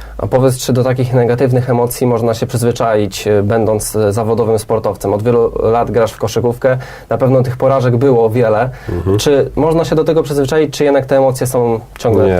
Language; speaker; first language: Polish; native; Polish